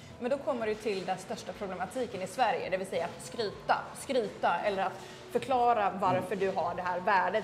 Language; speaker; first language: Swedish; native; Swedish